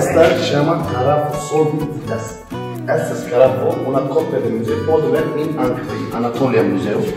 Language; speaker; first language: Portuguese; non-native, learner; Turkish